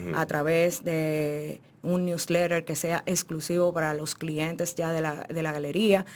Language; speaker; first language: Spanish; native; Spanish